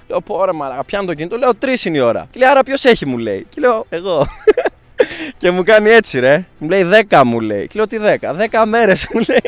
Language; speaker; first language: Greek; early bilingual, other home language; Albanian